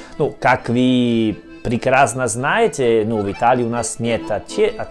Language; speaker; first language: Russian; non-native, learner; Italian